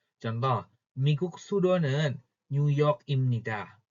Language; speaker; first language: Korean; non-native, fluent; Indonesian